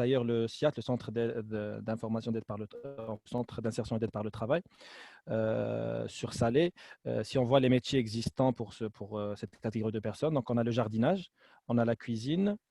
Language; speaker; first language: French; non-native, local second language; Arabic